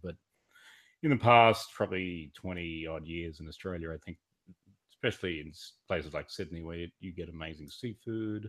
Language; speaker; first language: English; native; English